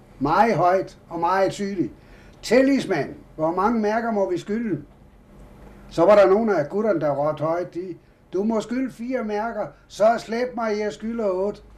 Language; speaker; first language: Danish; native; Danish